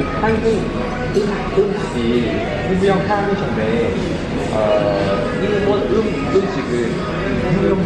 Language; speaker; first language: Korean; non-native, learner; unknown